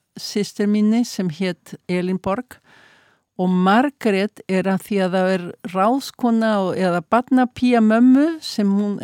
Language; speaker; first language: Icelandic; early bilingual, heritage; Icelandic